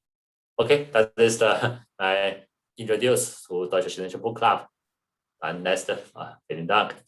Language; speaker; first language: German; non-native, learner; Chinese